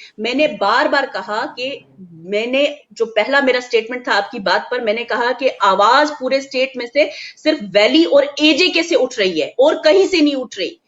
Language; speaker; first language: Urdu; non-native, local second language; Kashmiri